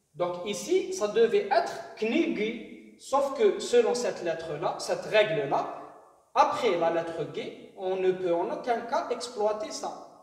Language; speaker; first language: French; non-native, local second language; Arabic